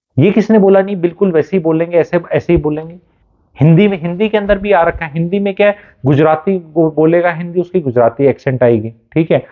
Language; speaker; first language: Hindi; native; Hindi